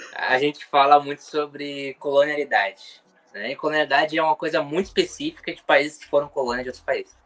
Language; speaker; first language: Portuguese; native; Portuguese